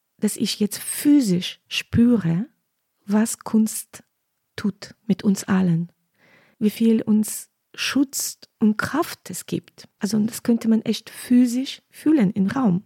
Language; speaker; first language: German; non-native, fluent; Ukrainian